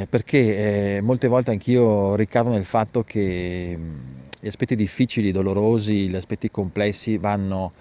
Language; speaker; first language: Italian; native; Italian